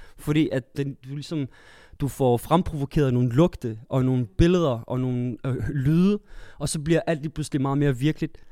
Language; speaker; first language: Danish; early bilingual, other home language; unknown